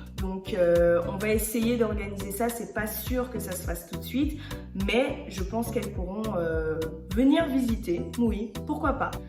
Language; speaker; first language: French; early bilingual, other home language; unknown